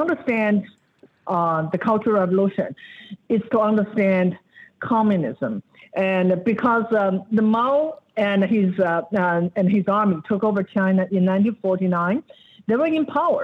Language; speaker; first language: English; non-native, fluent; Chinese